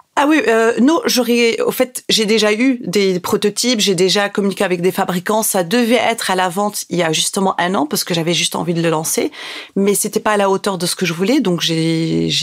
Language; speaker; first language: French; non-native, local second language; Arabic